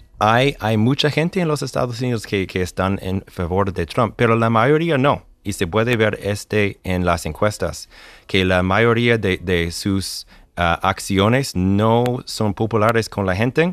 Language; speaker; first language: Spanish; non-native, fluent; English